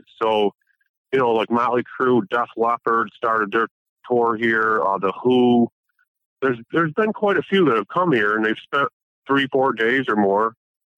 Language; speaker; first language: English; native; English